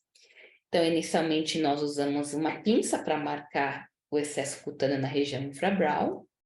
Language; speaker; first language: Portuguese; native; Portuguese